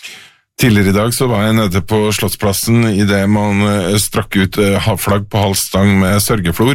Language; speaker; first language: Norwegian; native; Norwegian